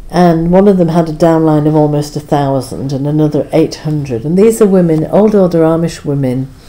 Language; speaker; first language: English; native; English